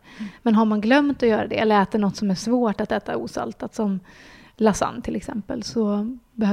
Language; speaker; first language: Swedish; native; Swedish